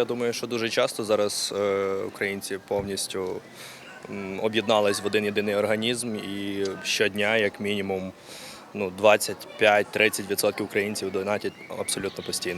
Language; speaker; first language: Ukrainian; native; Ukrainian